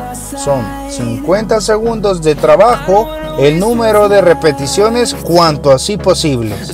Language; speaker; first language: Spanish; native; Spanish